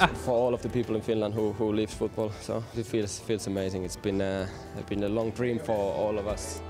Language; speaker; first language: English; non-native, fluent; Finnish